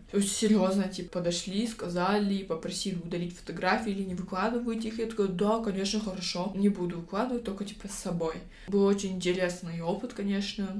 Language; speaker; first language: Russian; native; Russian